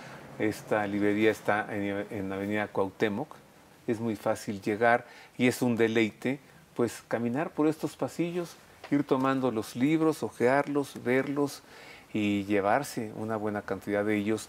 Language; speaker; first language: Spanish; native; Spanish